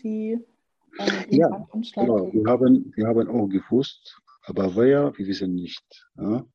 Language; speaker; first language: German; non-native, learner; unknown